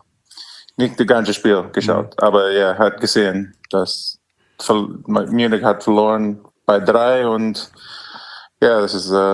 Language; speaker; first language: German; non-native, learner; English